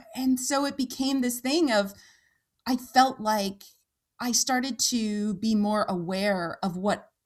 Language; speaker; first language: English; native; English